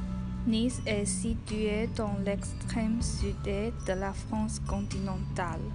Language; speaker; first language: French; non-native, learner; Chinese